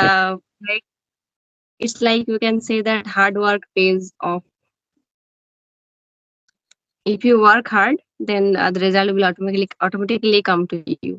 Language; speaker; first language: English; non-native, learner; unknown